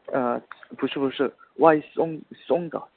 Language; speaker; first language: Chinese; non-native, learner; Korean